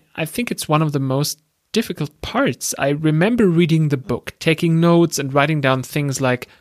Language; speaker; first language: English; non-native, fluent; German